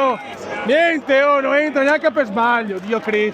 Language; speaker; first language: Italian; native; Italian